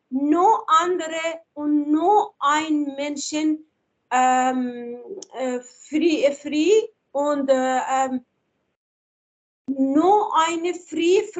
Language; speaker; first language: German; non-native, learner; Persian